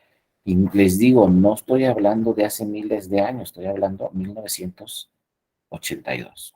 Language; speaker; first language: Spanish; native; Spanish